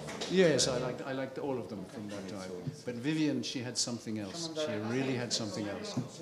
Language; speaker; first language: English; native; English